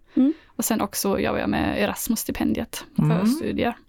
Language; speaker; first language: Swedish; non-native, fluent; German